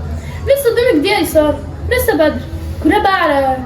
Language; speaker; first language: Arabic; native; Arabic